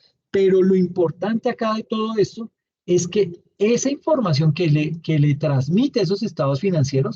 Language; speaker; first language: Spanish; native; Spanish